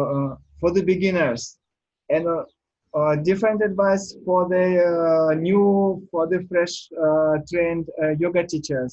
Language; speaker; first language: English; non-native, learner; Russian